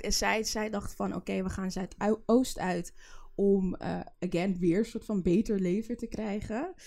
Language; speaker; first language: Dutch; early bilingual, other home language; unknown